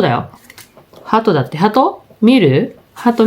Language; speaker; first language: Japanese; non-native, fluent; Filipino